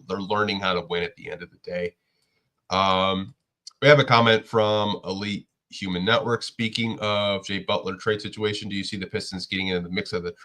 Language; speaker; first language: English; native; English